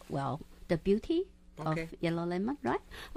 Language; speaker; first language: English; non-native, local second language; Chinese